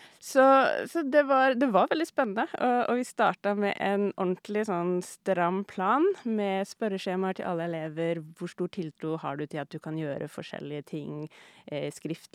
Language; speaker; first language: Norwegian; native; Norwegian